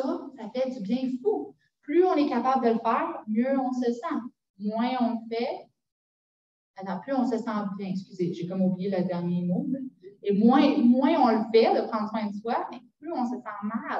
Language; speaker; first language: French; native; French